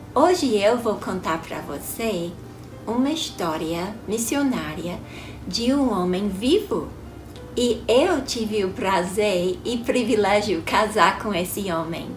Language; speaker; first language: Portuguese; non-native, fluent; English